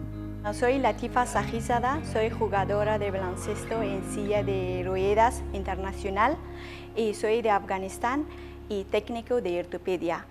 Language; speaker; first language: Spanish; non-native, learner; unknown